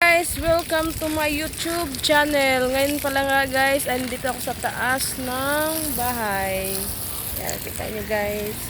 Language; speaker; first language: Filipino; non-native, local second language; Cebuano